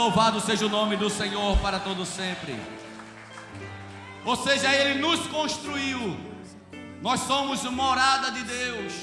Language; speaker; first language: Portuguese; native; Portuguese